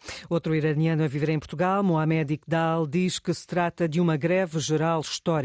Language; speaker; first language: Portuguese; native; Portuguese